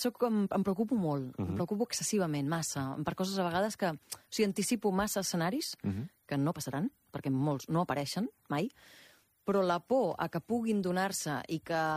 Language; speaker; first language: Catalan; native; Catalan